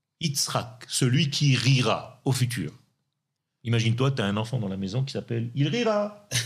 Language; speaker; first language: French; non-native, local second language; Hebrew